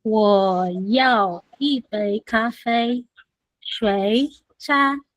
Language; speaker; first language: Chinese; non-native, learner; English